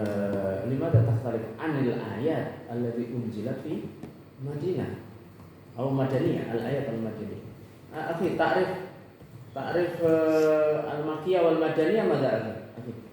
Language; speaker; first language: Arabic; non-native, fluent; Indonesian